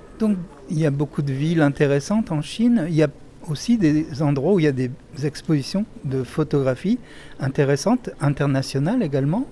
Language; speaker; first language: French; native; French